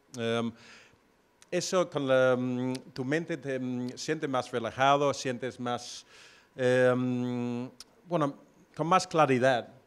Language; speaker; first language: Spanish; non-native, fluent; English